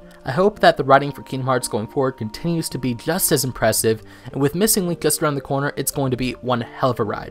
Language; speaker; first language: English; native; English